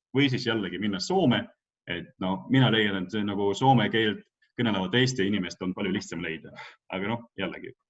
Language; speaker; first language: Estonian; non-native, local second language; Russian